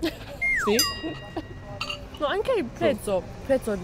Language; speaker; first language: Italian; non-native, learner; Chinese